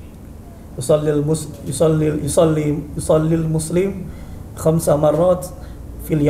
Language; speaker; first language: Arabic; non-native, learner; Indonesian